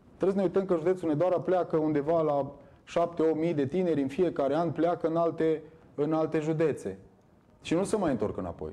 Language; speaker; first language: Romanian; native; Romanian